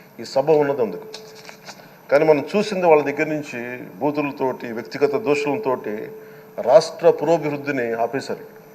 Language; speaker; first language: Telugu; native; Telugu